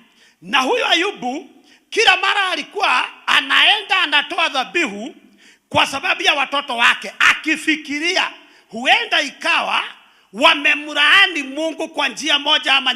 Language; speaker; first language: Swahili; non-native, local second language; Kikuyu